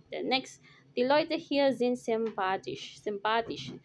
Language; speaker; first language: German; non-native, fluent; Filipino